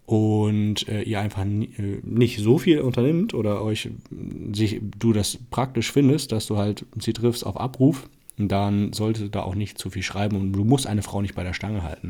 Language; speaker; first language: German; native; German